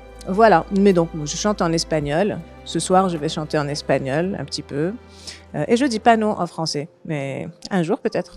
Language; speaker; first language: French; non-native, local second language; Arabic